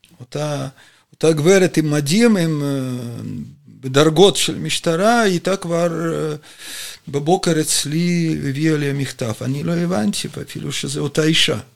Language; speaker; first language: Hebrew; non-native, fluent; Russian